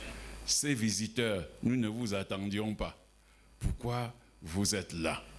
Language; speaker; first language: French; non-native, local second language; Ghomala